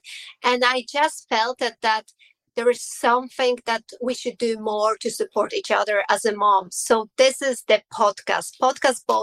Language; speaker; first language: English; non-native, learner; Polish